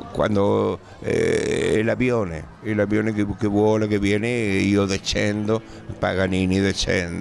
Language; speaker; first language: Italian; non-native, learner; Spanish